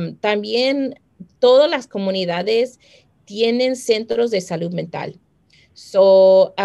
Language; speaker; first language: Spanish; early bilingual, heritage; Spanish